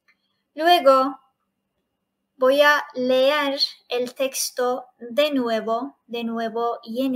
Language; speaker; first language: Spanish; non-native, fluent; Turkish